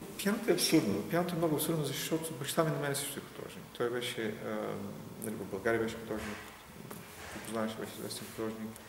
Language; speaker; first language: Bulgarian; non-native, local second language; Turkish